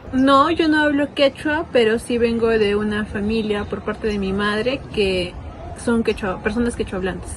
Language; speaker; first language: Spanish; native; Spanish